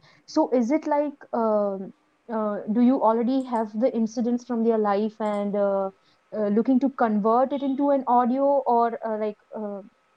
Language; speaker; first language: English; non-native, local second language; Gujarati